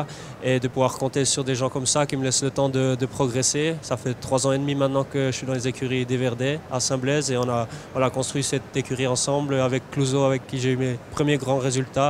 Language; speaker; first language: French; native; French